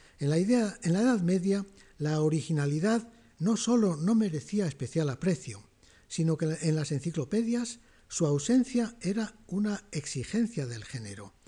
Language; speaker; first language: Spanish; native; Spanish